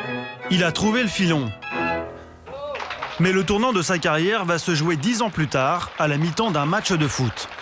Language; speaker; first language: French; native; French